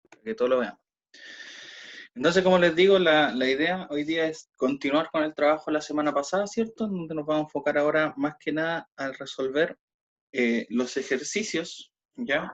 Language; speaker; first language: Spanish; native; Spanish